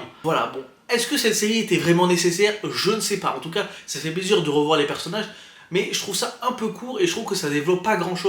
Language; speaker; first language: French; native; French